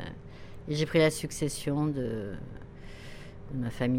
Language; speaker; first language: French; native; French